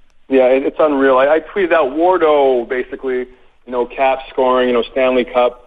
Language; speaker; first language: English; native; English